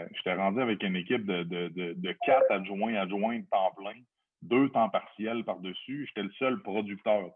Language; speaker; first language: French; native; French